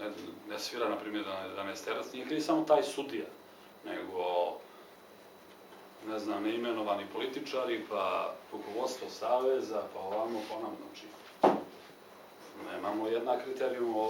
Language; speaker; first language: Serbian; native; Serbian